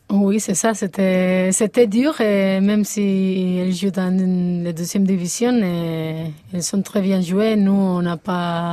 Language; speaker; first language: French; non-native, fluent; Spanish